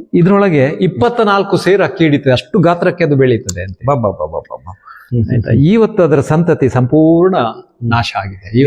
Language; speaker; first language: Kannada; non-native, local second language; Tulu